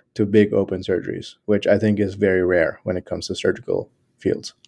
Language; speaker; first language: English; non-native, local second language; Gujarati